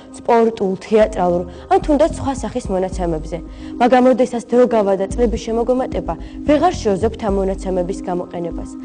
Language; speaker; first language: Georgian; non-native, local second language; Svan